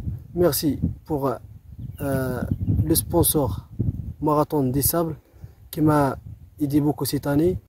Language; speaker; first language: French; non-native, local second language; Arabic